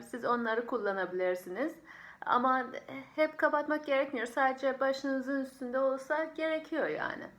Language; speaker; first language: Turkish; non-native, fluent; Persian